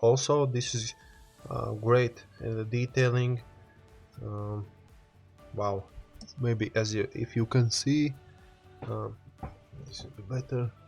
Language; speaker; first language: English; non-native, learner; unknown